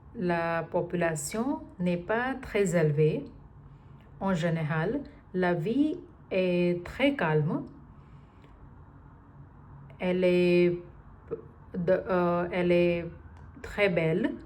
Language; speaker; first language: French; non-native, learner; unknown